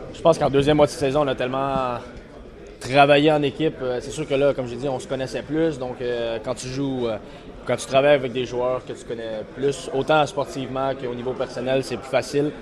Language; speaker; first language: French; native; French